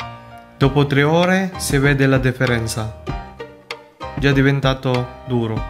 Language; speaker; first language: Italian; non-native, learner; Filipino